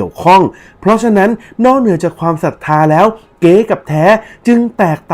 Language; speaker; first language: Thai; native; Thai